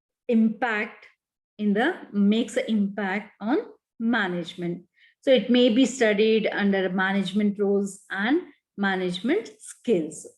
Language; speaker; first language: English; non-native, local second language; Kannada